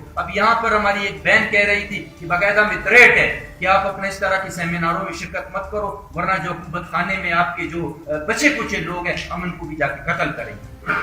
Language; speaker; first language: Urdu; non-native, local second language; Baluchi